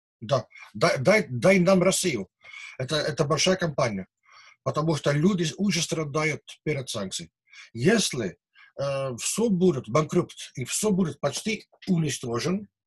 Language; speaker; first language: Russian; non-native, learner; Dutch